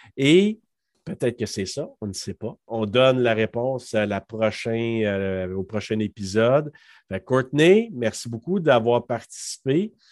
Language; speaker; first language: French; native; French